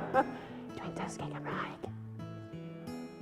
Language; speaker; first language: Welsh; non-native, local second language; English